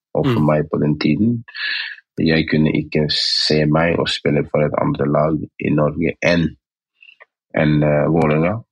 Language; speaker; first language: Norwegian; early bilingual, other home language; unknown